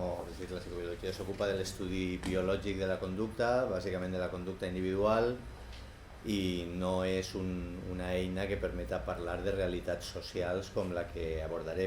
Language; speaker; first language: Catalan; native; Catalan